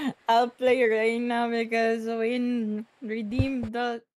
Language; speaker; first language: English; non-native, local second language; Filipino